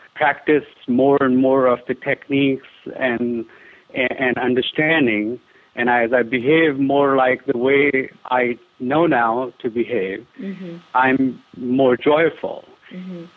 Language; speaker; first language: English; non-native, local second language; Hindi